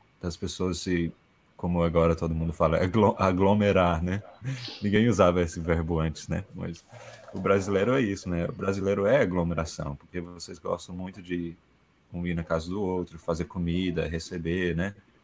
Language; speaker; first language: Portuguese; non-native, fluent; English